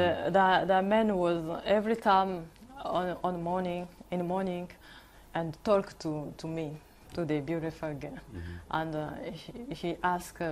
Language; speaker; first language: English; non-native, learner; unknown